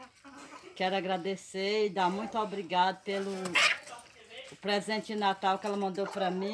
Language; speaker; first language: Portuguese; native; Portuguese